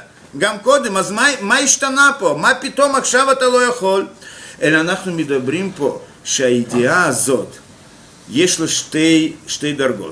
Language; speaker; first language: Hebrew; non-native, fluent; Russian